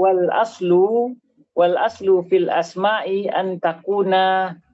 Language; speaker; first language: Arabic; non-native, learner; Indonesian